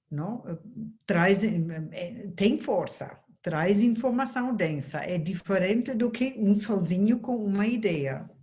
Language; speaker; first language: Portuguese; non-native, fluent; German